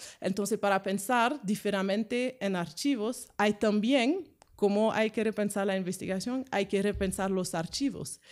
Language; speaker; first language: Spanish; non-native, fluent; French